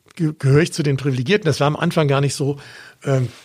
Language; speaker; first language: German; native; German